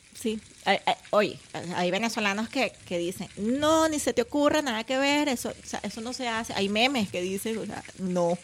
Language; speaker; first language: Spanish; native; Spanish